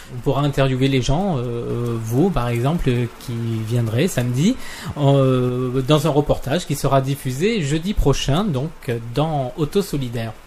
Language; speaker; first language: French; native; French